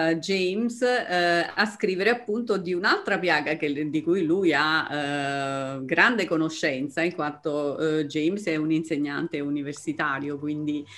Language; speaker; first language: Italian; native; Italian